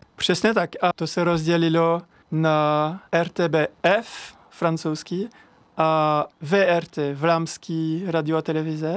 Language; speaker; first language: Czech; non-native, learner; French